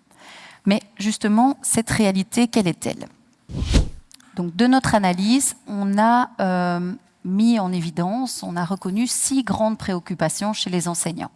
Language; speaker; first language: French; native; French